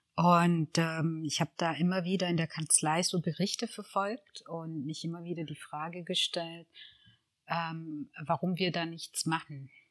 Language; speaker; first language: German; early bilingual, other home language; Tigrinya